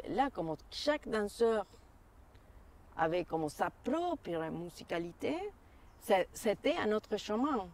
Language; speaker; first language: French; non-native, fluent; Spanish